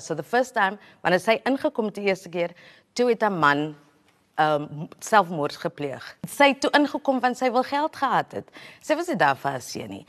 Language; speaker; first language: Afrikaans; early bilingual, heritage; Afrikaans